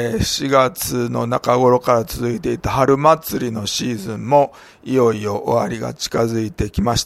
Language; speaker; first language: Japanese; native; Japanese